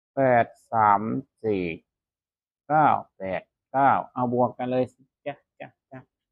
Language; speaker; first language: Thai; native; Thai